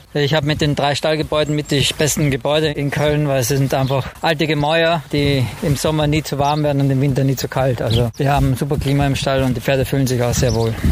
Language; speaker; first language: German; native; German